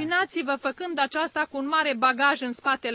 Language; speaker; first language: Romanian; native; Romanian